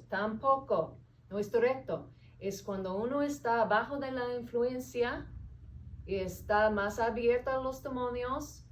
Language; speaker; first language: Spanish; non-native, fluent; English